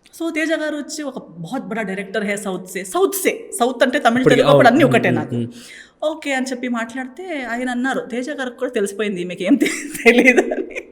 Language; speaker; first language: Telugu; non-native, fluent; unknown